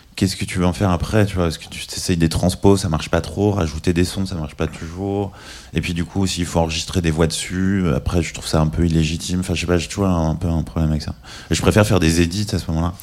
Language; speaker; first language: French; native; French